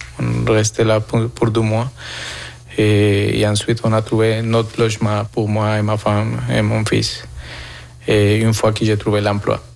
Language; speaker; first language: French; non-native, fluent; Spanish